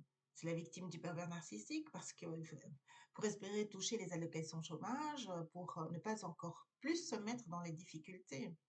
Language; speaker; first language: French; native; French